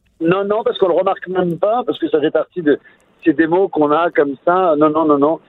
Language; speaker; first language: French; native; French